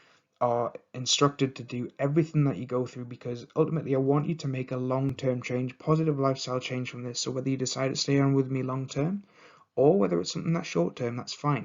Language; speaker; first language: English; native; English